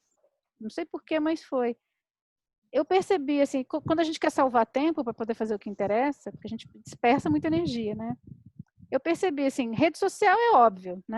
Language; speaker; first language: Portuguese; native; Portuguese